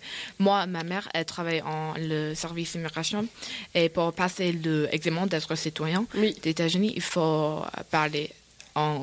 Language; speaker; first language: French; non-native, learner; English